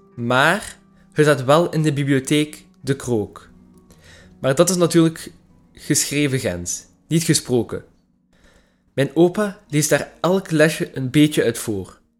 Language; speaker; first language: Dutch; native; Dutch